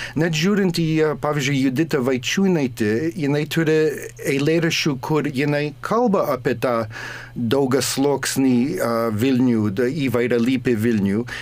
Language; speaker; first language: Lithuanian; early bilingual, heritage; English